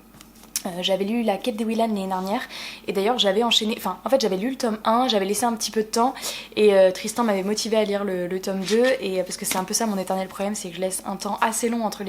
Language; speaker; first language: French; native; French